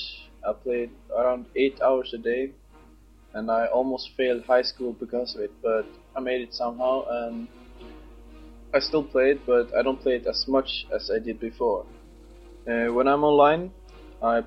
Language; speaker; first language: English; non-native, fluent; Swedish